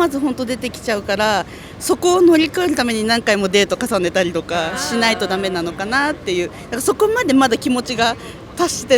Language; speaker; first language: Japanese; native; Japanese